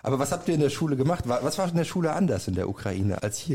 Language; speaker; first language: German; native; German